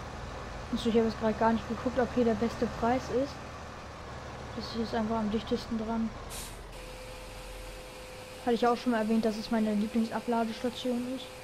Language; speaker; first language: German; native; German